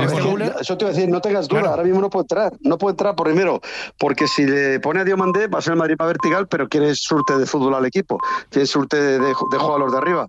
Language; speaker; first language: Spanish; native; Spanish